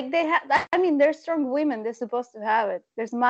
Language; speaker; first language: English; non-native, fluent; Russian